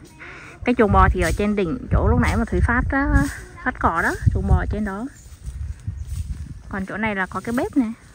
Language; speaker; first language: Vietnamese; native; Vietnamese